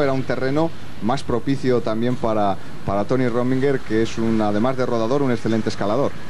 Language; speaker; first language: Spanish; native; Spanish